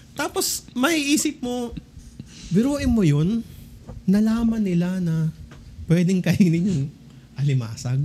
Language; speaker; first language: Filipino; native; Filipino